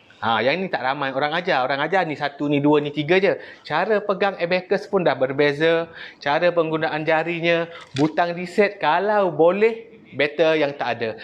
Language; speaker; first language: Malay; native; Malay